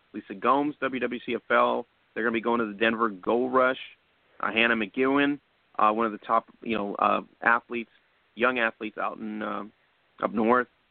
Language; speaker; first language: English; early bilingual, other home language; Spanish